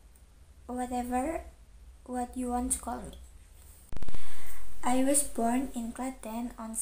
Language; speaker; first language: English; non-native, learner; Indonesian